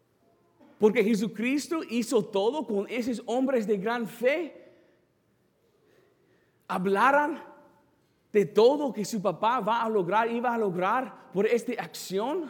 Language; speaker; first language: Spanish; non-native, fluent; English